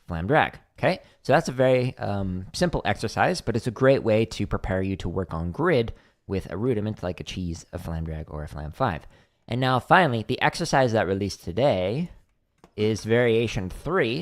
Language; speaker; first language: English; native; English